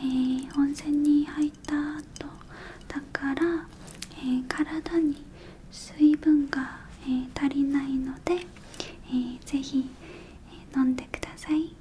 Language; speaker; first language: Japanese; non-native, learner; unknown